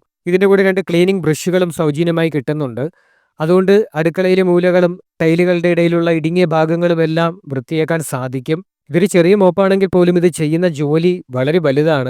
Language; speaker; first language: Malayalam; native; Malayalam